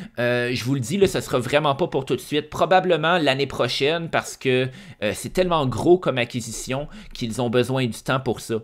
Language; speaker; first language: French; native; French